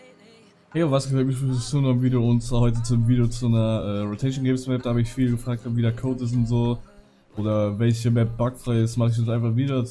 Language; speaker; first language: German; native; German